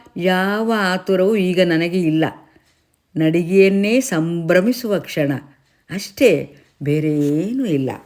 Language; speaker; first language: Kannada; native; Kannada